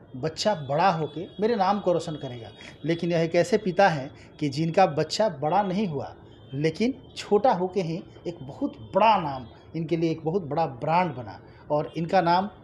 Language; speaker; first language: Hindi; native; Hindi